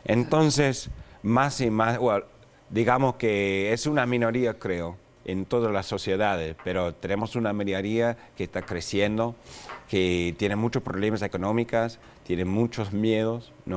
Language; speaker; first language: Spanish; non-native, fluent; English